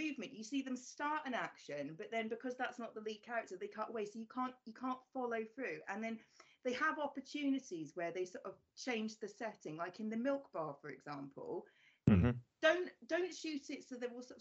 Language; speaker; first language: English; native; English